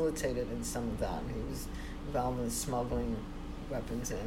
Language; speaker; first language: English; early bilingual, other home language; Polish